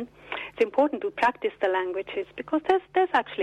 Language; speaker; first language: English; non-native, fluent; German